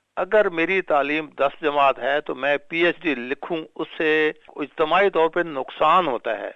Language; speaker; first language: Urdu; non-native, local second language; Punjabi